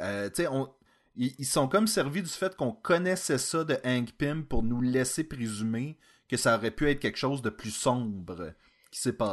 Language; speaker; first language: French; native; French